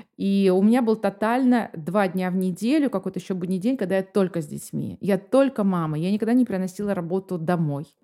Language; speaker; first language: Russian; native; Russian